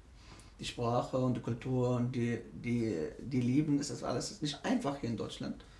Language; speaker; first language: German; non-native, learner; Arabic